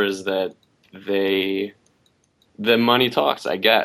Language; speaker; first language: English; native; English